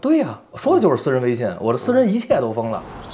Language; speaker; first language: Chinese; native; Chinese